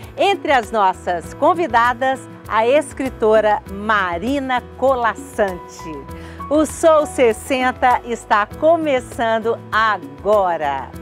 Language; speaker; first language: Portuguese; native; Portuguese